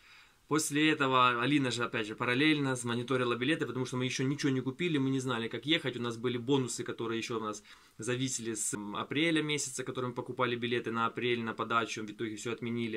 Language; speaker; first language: Russian; native; Russian